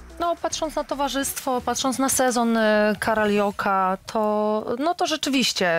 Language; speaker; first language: Polish; native; Polish